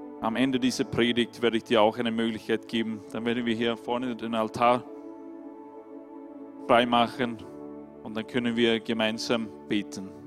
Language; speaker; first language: German; non-native, fluent; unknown